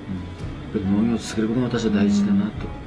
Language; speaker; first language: Japanese; native; Japanese